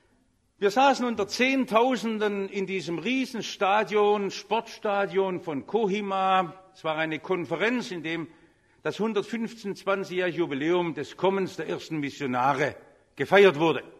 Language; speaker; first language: German; native; German